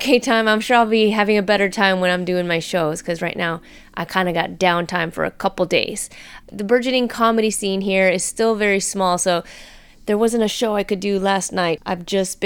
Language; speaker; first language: English; native; English